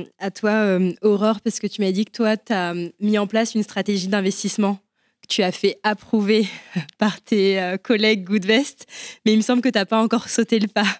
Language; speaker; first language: French; early bilingual, other home language; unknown